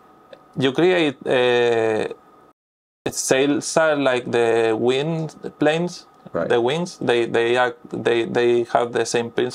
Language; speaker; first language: English; non-native, fluent; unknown